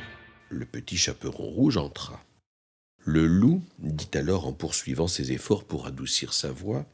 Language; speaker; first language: French; native; French